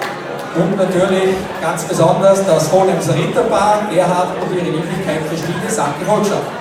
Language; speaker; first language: German; native; German